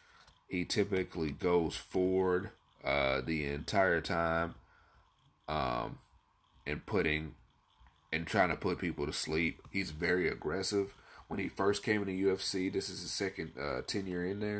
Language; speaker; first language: English; native; English